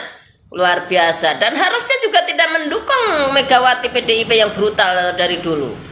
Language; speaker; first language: Indonesian; native; Indonesian